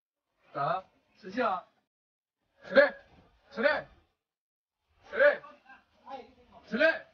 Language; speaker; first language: Chinese; native; Chinese